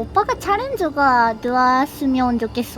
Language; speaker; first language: Korean; non-native, learner; Japanese